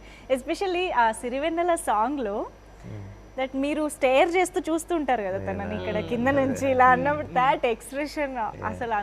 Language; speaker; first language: Telugu; native; Telugu